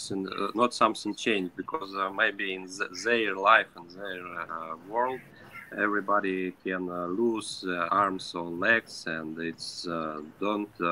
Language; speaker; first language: English; non-native, learner; Ukrainian